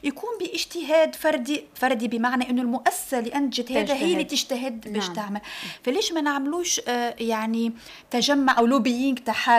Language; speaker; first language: Arabic; native; Arabic